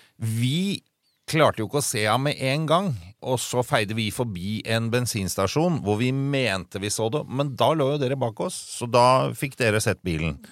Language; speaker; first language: Norwegian; native; Norwegian